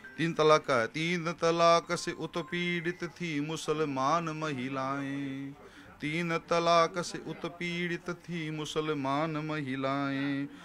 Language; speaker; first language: Hindi; native; Hindi